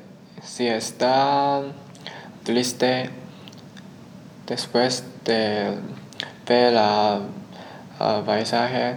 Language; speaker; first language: Spanish; non-native, learner; Chinese